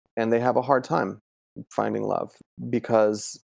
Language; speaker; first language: English; early bilingual, other home language; Italian